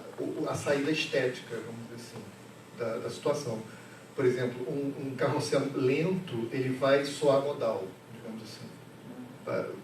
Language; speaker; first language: Portuguese; native; Portuguese